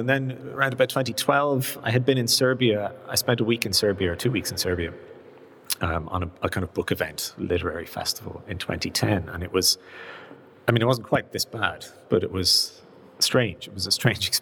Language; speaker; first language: English; native; English